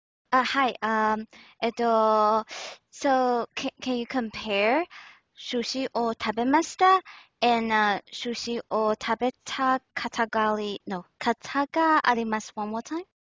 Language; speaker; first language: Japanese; non-native, learner; English